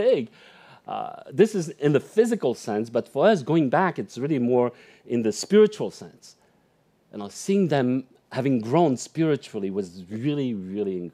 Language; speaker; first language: English; non-native, fluent; French